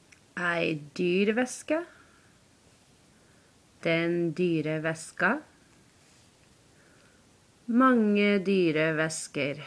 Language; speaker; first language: Norwegian; non-native, learner; English